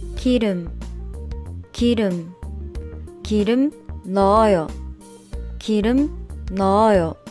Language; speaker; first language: Korean; non-native, fluent; Spanish